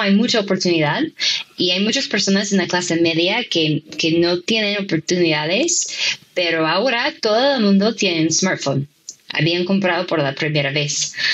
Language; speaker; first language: Spanish; non-native, fluent; English